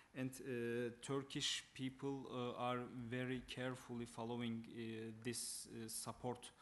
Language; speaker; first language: English; non-native, fluent; Turkish